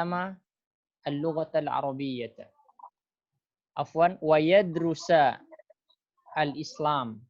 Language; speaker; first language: Arabic; non-native, fluent; Indonesian